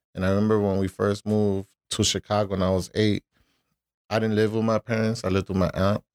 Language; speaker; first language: English; early bilingual, other home language; Spanish